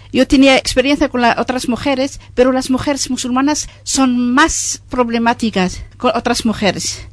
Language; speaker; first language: Spanish; non-native, fluent; Arabic